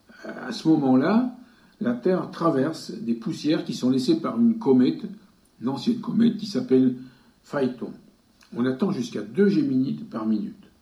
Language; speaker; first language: French; native; French